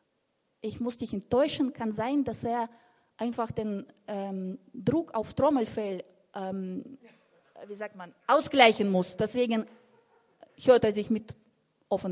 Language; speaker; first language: German; non-native, fluent; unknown